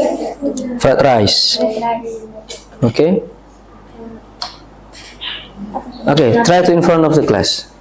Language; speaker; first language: English; non-native, learner; Indonesian